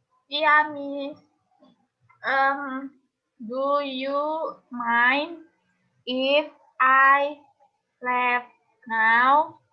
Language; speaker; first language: English; non-native, learner; Indonesian